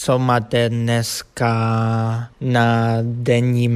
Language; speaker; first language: Czech; non-native, learner; Spanish